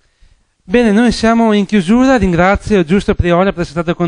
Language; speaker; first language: Italian; native; Italian